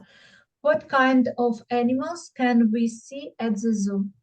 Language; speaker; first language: English; non-native, learner; Ukrainian